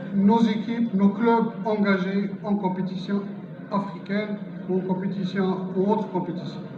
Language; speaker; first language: French; non-native, local second language; Arabic